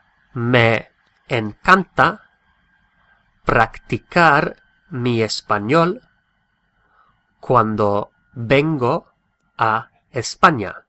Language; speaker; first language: Spanish; non-native, fluent; English